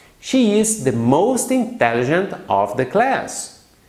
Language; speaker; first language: English; non-native, fluent; Portuguese